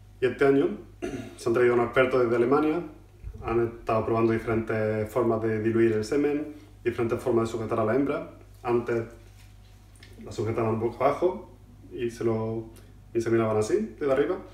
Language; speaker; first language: Spanish; native; Spanish